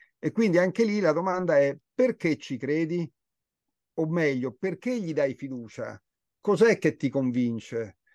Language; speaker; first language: Italian; native; Italian